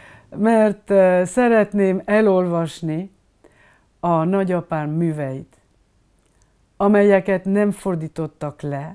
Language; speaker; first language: Hungarian; non-native, learner; French